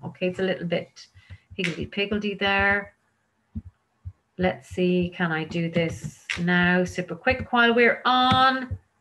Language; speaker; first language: English; native; English